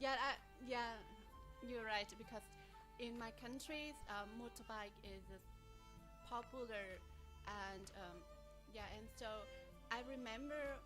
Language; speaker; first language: English; non-native, learner; Vietnamese